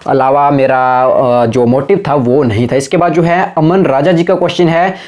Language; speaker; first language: Hindi; native; Hindi